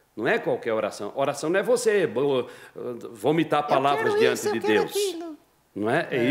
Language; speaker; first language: Portuguese; native; Portuguese